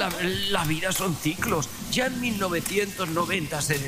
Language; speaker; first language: Spanish; native; Spanish